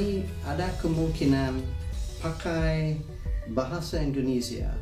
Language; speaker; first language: Indonesian; non-native, fluent; English